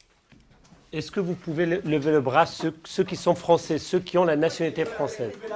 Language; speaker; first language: French; native; French